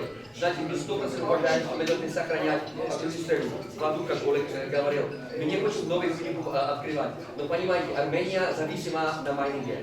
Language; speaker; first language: Russian; non-native, learner; Czech